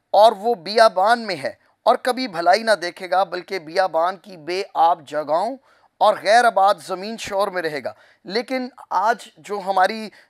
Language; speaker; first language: Urdu; non-native, local second language; Punjabi